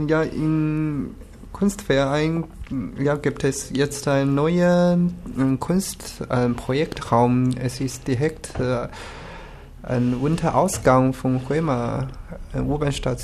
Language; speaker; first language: German; non-native, learner; Chinese